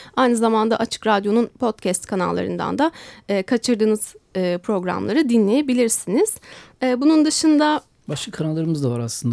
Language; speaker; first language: Turkish; native; Turkish